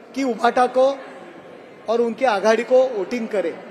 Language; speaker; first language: Hindi; non-native, local second language; Marathi